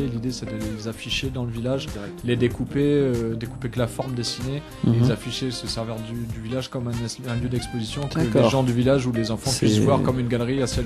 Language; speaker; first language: French; native; French